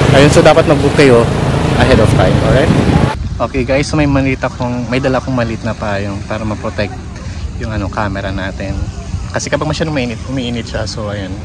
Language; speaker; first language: Filipino; native; Filipino